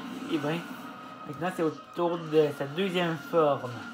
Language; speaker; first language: French; native; French